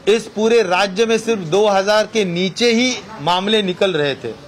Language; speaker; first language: Hindi; non-native, local second language; Marathi